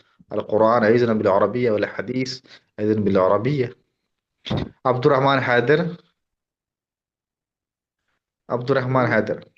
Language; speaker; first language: Arabic; non-native, learner; Urdu